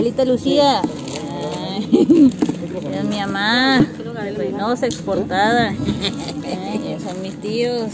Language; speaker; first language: Spanish; native; Spanish